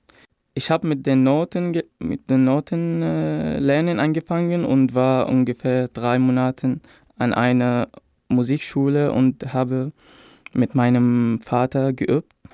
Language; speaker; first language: German; non-native, fluent; Arabic